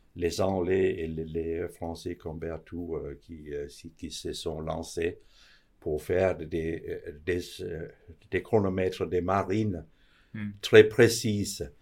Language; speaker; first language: French; non-native, fluent; Danish